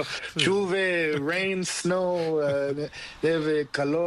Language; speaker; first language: Spanish; non-native, learner; Portuguese